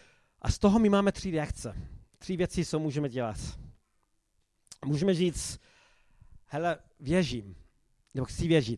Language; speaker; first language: Czech; non-native, fluent; English